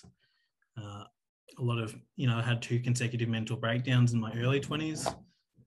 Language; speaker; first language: English; native; English